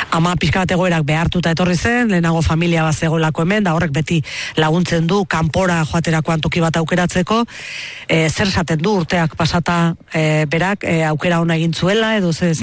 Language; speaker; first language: Basque; native; Basque